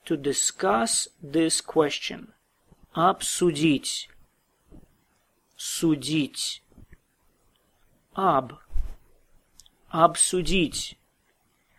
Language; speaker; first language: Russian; non-native, fluent; English